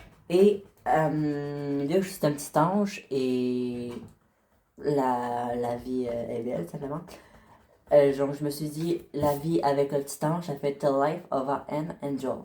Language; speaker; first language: French; native; French